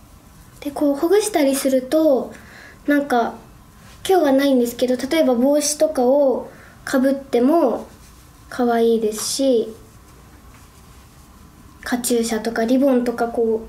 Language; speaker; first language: Japanese; native; Japanese